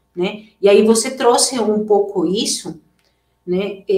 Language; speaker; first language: Portuguese; non-native, fluent; Spanish